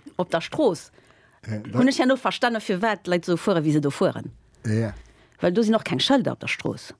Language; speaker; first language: Luxembourgish; early bilingual, other home language; Spanish